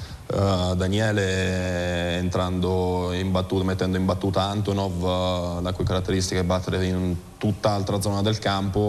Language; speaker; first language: Italian; native; Italian